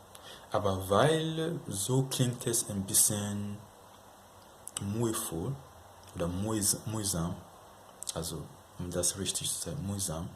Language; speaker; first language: German; non-native, fluent; Yoruba